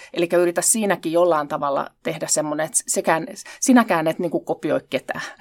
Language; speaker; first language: Finnish; native; Finnish